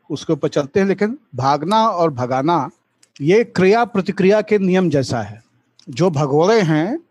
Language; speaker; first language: Hindi; native; Hindi